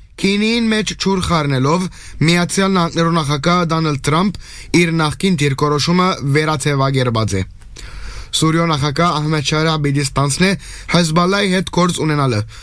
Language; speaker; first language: Armenian; native; Armenian